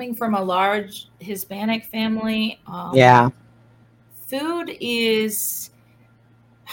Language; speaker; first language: English; native; English